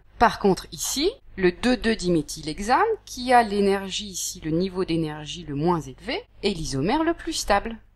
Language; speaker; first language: French; native; French